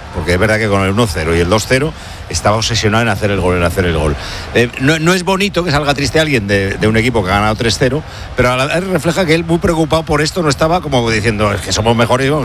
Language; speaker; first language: Spanish; native; Spanish